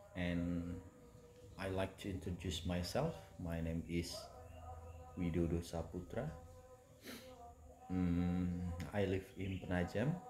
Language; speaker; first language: English; non-native, fluent; Indonesian